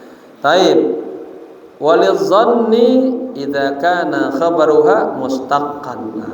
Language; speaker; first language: Arabic; non-native, fluent; Indonesian